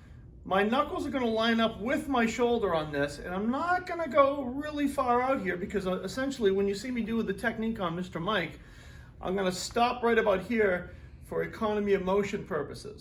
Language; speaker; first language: English; native; English